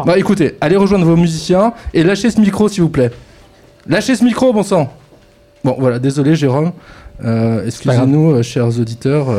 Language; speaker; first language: French; native; French